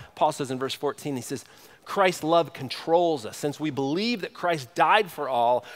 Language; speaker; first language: English; native; English